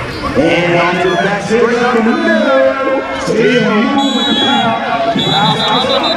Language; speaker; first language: English; native; English